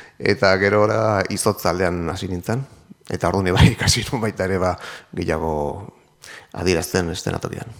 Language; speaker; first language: Basque; native; Basque